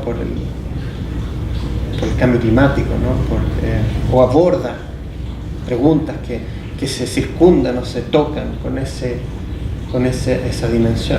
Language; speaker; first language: Spanish; native; Spanish